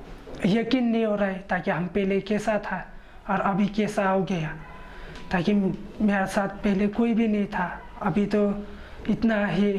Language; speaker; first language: Hindi; non-native, local second language; Khasi